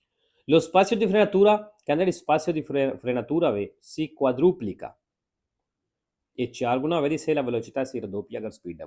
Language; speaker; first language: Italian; non-native, fluent; Punjabi